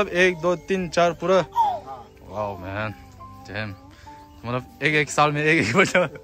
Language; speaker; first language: Hindi; non-native, local second language; Tibetan